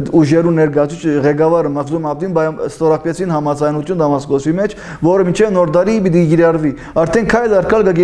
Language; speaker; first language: Armenian; early bilingual, heritage; Armenian